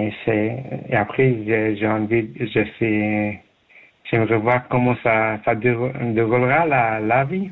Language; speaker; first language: French; non-native, learner; Persian